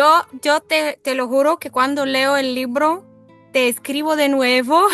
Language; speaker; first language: Spanish; non-native, fluent; Bulgarian